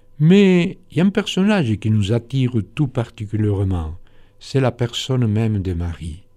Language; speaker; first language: French; non-native, fluent; Spanish